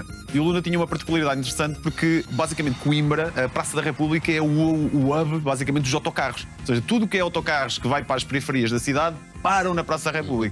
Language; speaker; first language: Portuguese; native; Portuguese